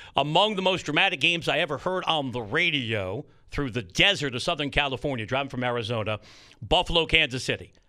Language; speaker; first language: English; native; English